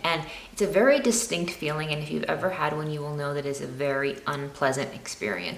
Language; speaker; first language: English; native; English